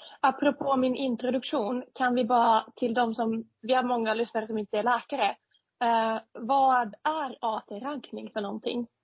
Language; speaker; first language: Swedish; non-native, fluent; Finnish